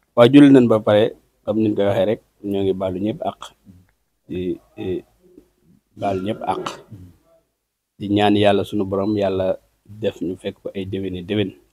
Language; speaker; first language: Wolof; native; Wolof